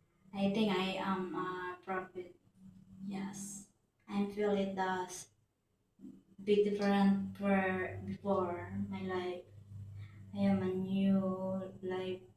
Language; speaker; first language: English; non-native, local second language; Filipino